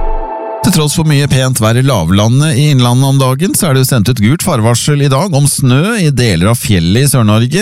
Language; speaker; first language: Norwegian; native; Norwegian